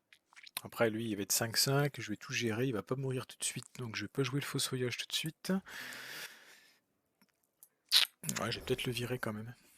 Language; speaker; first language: French; native; French